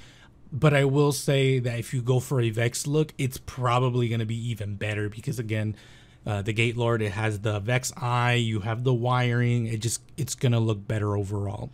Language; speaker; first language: English; native; English